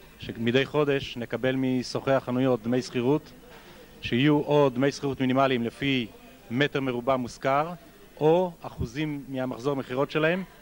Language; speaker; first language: Hebrew; native; Hebrew